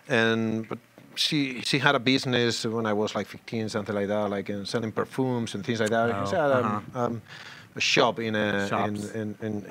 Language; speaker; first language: English; non-native, learner; Spanish